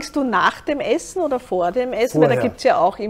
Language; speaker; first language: German; native; German